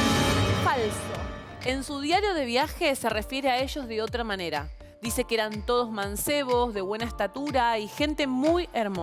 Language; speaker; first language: Spanish; native; Spanish